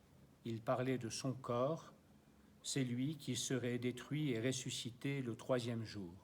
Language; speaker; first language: French; native; French